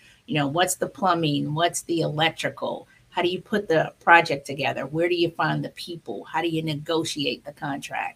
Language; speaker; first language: English; native; English